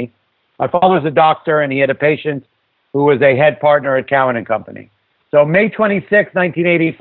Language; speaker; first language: English; native; English